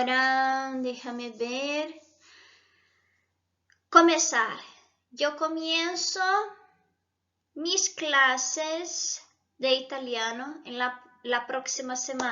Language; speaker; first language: Spanish; non-native, fluent; Portuguese